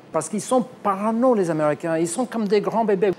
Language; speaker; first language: French; non-native, fluent; English